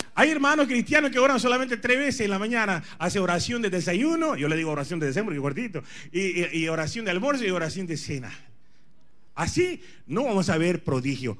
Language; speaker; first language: Spanish; non-native, fluent; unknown